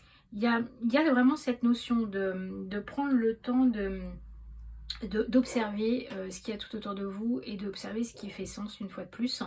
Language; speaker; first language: French; native; French